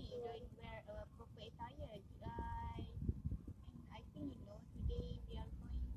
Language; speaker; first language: English; non-native, learner; Malay